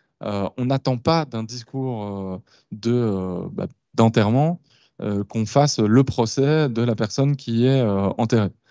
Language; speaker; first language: French; native; French